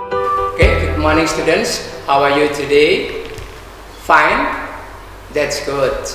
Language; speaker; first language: English; non-native, fluent; Indonesian